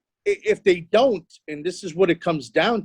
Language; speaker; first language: English; native; English